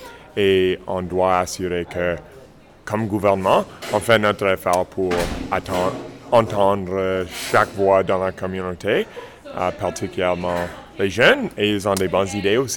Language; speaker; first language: French; non-native, local second language; English